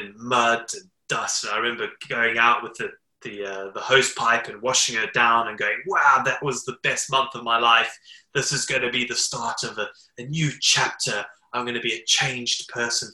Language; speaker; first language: English; native; English